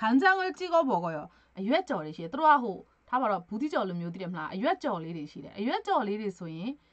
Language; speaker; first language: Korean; non-native, fluent; Burmese